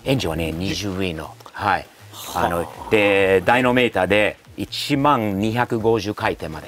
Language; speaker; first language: Japanese; non-native, fluent; English